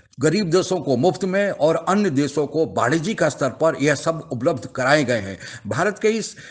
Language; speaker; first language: Hindi; native; Hindi